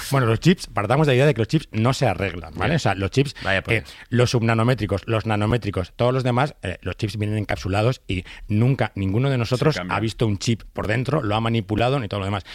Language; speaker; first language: Spanish; native; Spanish